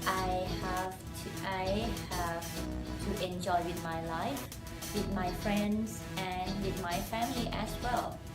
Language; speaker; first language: English; non-native, fluent; Thai